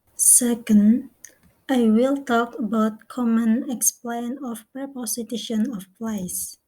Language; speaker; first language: English; non-native, learner; Indonesian